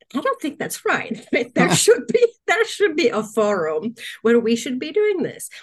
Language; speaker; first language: English; non-native, fluent; Czech